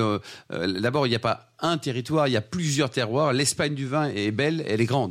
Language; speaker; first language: French; native; French